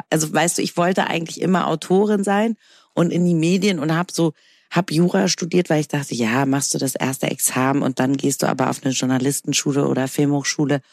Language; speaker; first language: German; native; German